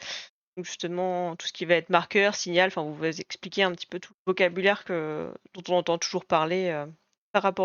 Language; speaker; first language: French; native; French